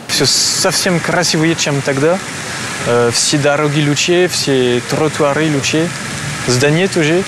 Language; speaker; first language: Russian; non-native, fluent; French